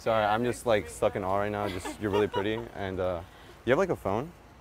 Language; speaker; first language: English; early bilingual, other home language; Spanish